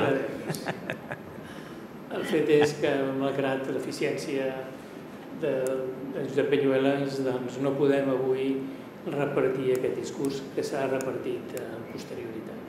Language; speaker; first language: Catalan; native; Catalan